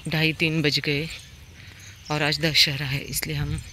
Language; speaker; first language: Hindi; non-native, local second language; Marathi